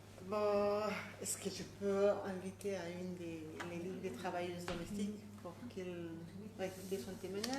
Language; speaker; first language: French; non-native, fluent; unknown